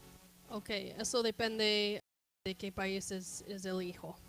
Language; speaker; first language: Spanish; non-native, fluent; English